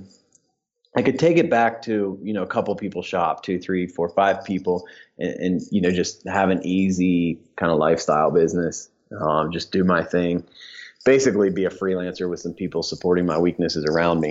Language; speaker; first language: English; native; English